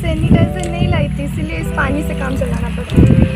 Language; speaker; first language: Hindi; native; Hindi